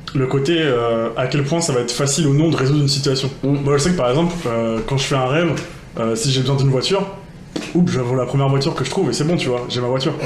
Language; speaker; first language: French; native; French